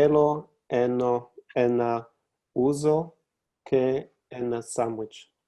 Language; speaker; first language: Greek; non-native, learner; English